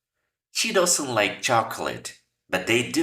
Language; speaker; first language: English; non-native, fluent; Spanish